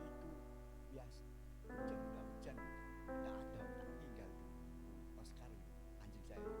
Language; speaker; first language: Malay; non-native, local second language; Javanese